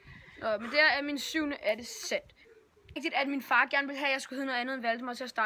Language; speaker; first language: Danish; native; Danish